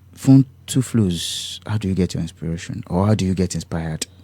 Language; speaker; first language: English; non-native, local second language; Yoruba